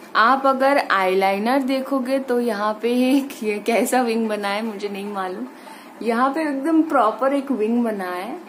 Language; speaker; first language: Hindi; non-native, local second language; Bangla